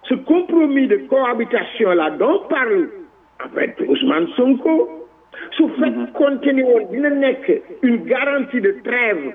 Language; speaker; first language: French; non-native, local second language; Wolof